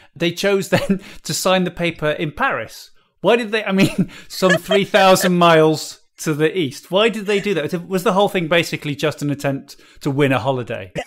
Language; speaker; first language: English; native; English